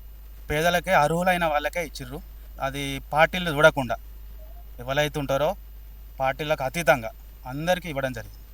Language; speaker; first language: Telugu; native; Telugu